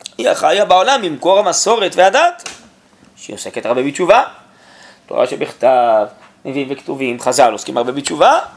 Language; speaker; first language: Hebrew; native; Hebrew